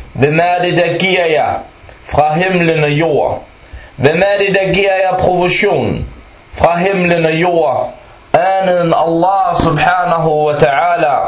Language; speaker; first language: Danish; non-native, fluent; Arabic